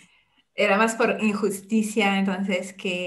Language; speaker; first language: Spanish; non-native, fluent; French